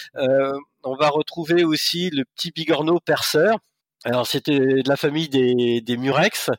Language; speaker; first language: French; native; French